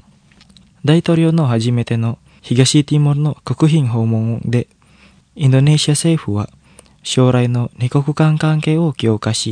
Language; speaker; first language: Japanese; non-native, fluent; Indonesian